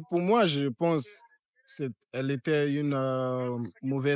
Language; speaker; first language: French; non-native, fluent; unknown